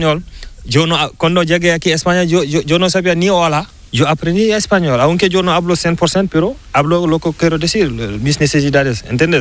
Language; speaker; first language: Spanish; non-native, learner; Fula